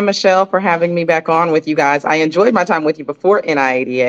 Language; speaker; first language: English; native; English